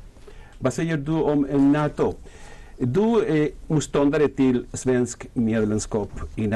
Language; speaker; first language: Swedish; non-native, fluent; Spanish